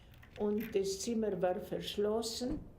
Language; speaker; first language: German; non-native, fluent; Polish